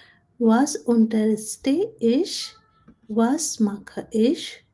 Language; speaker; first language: German; non-native, learner; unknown